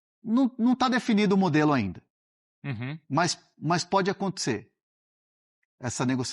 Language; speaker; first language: Portuguese; native; Portuguese